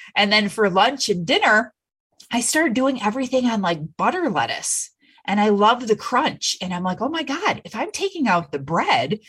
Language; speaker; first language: English; native; English